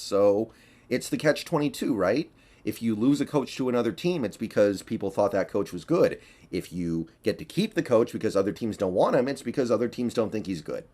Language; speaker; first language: English; native; English